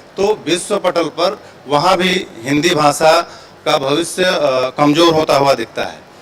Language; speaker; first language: Hindi; native; Hindi